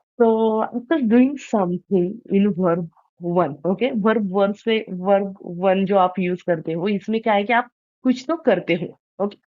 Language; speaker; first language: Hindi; non-native, local second language; Marathi